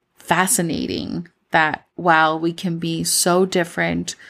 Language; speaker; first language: English; early bilingual, other home language; Spanish